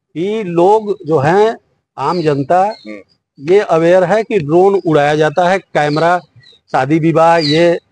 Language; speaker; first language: Hindi; native; Hindi